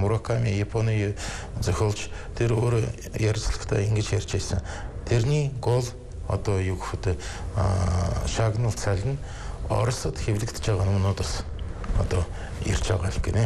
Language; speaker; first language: Mongolian; non-native, fluent; Russian